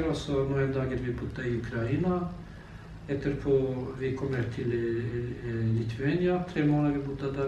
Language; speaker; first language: Norwegian; non-native, learner; Azerbaijani